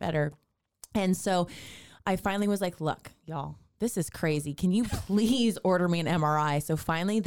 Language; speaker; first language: English; native; English